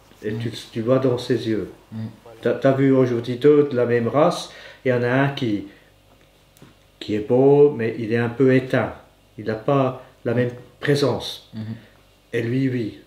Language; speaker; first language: French; native; French